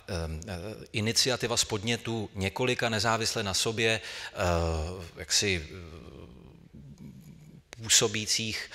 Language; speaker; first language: Czech; native; Czech